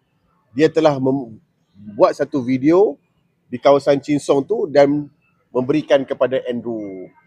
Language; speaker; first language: Malay; native; Malay